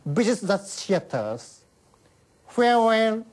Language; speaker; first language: English; non-native, learner; Japanese